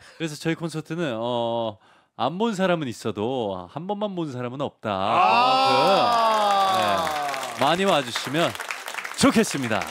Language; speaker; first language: Korean; early bilingual, heritage; Korean